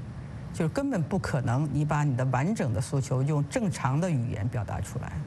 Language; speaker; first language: Chinese; native; Chinese